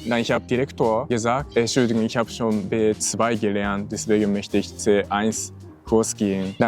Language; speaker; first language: German; non-native, fluent; Japanese